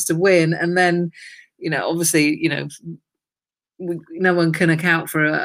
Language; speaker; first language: English; native; English